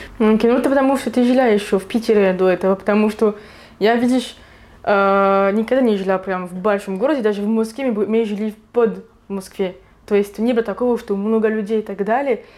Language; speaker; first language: Russian; non-native, fluent; French